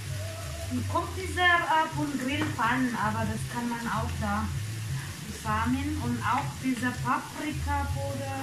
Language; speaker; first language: German; non-native, learner; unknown